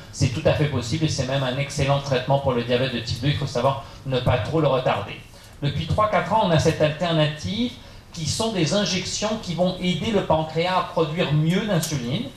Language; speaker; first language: French; native; French